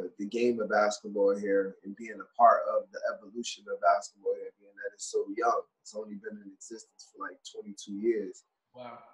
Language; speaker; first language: English; native; English